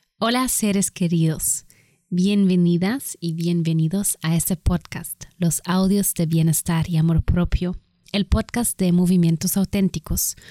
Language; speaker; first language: Spanish; non-native, fluent; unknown